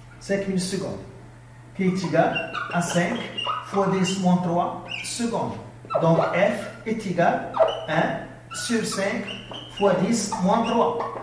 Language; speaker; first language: French; non-native, local second language; Arabic